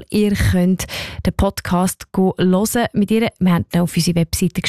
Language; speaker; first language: German; native; German